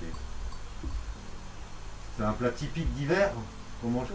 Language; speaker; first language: French; native; French